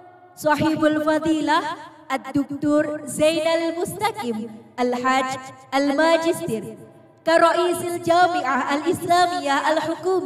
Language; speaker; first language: Arabic; non-native, fluent; Indonesian